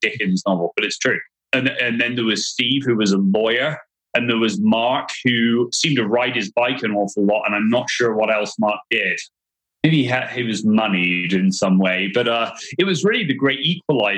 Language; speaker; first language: English; native; English